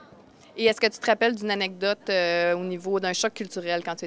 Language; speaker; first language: French; native; French